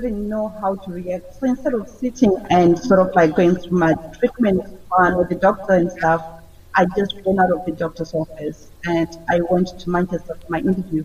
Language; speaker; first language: English; non-native, local second language; Shona